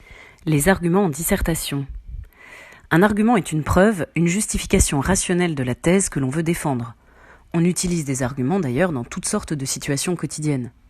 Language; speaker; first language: French; native; French